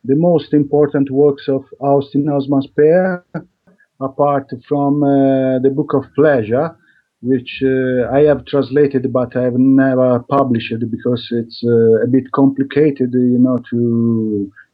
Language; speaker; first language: English; non-native, fluent; Italian